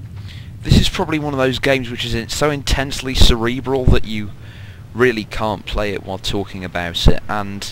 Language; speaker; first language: English; native; English